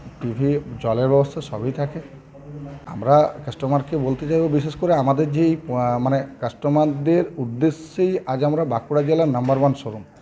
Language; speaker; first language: Bangla; native; Bangla